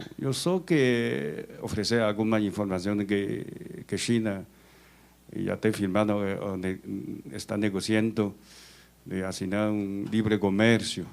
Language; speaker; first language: Spanish; non-native, fluent; Chinese